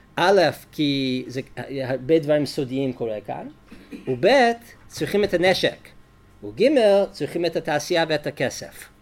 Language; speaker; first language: Hebrew; non-native, fluent; English